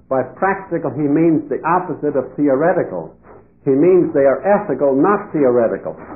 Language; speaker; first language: English; non-native, fluent; Dutch